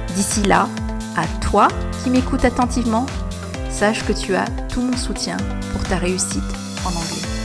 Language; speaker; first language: French; native; French